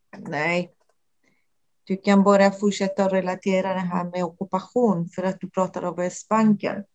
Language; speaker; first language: Swedish; non-native, fluent; Spanish